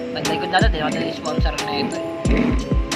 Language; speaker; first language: Filipino; native; Filipino